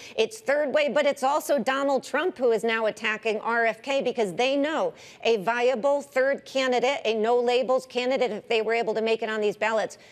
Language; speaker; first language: English; native; English